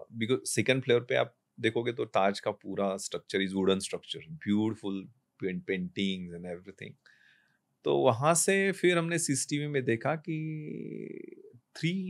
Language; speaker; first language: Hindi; non-native, local second language; Marathi